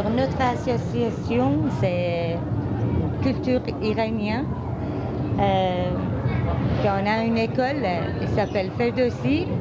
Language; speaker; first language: French; non-native, fluent; Persian